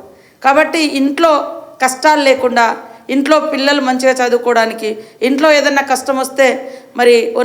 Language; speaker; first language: Telugu; native; Telugu